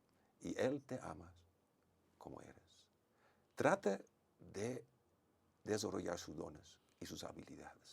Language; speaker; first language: Spanish; non-native, fluent; Dutch